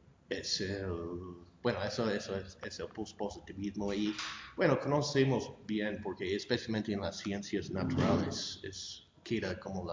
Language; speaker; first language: Spanish; non-native, fluent; English